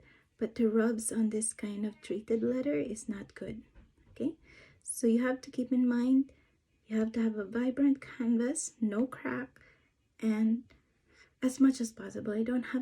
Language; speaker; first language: English; non-native, fluent; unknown